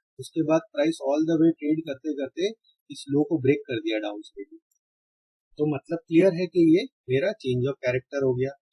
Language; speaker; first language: Hindi; native; Hindi